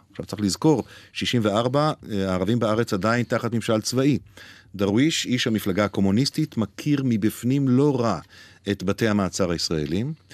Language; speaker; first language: Hebrew; native; Hebrew